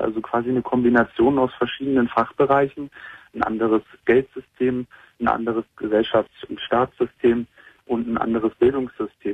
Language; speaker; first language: German; native; German